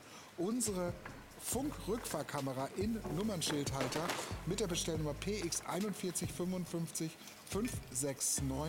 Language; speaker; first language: German; native; German